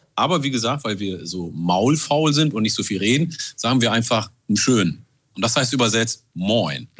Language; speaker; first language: German; non-native, fluent; Oromo